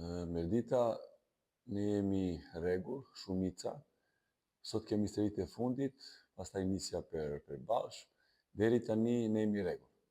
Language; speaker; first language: Albanian; non-native, learner; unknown